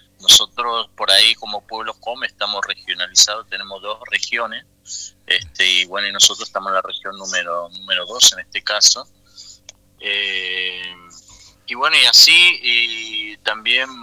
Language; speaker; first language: Spanish; non-native, local second language; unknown